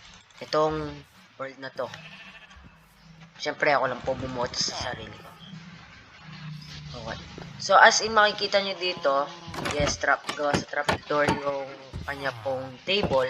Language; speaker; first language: Filipino; native; Filipino